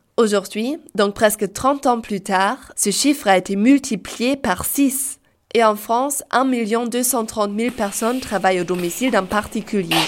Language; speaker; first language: French; native; French